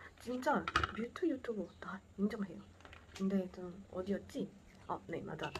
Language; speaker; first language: Korean; non-native, learner; Portuguese